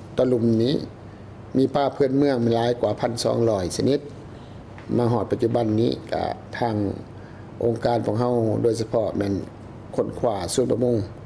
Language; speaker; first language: Lao; native; Lao